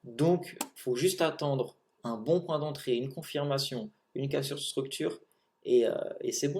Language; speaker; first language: French; native; French